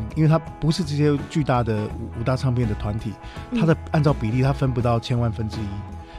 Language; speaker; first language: Chinese; native; Chinese